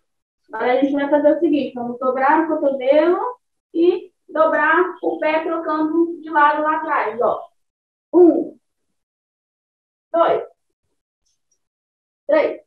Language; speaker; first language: Portuguese; native; Portuguese